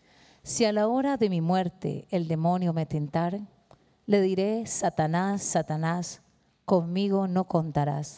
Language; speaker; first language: Spanish; native; Spanish